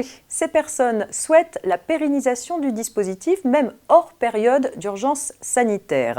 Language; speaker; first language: French; native; French